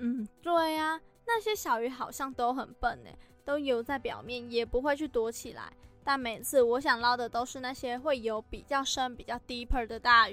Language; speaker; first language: Chinese; native; Chinese